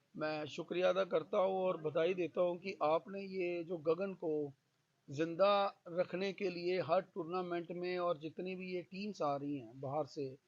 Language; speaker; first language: Hindi; non-native, local second language; Punjabi